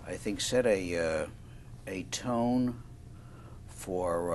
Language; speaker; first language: English; native; English